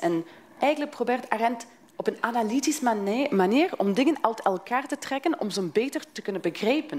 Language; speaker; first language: Dutch; non-native, fluent; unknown